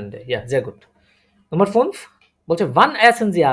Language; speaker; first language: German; non-native, fluent; Bangla